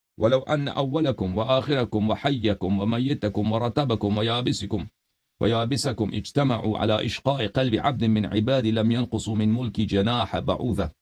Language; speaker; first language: Urdu; non-native, fluent; Persian